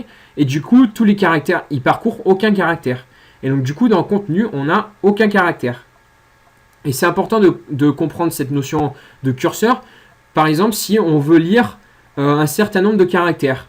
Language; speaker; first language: French; native; French